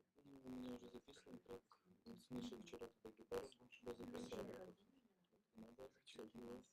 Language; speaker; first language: Russian; native; Russian